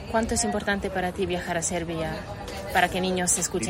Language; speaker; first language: Spanish; non-native, learner; Serbian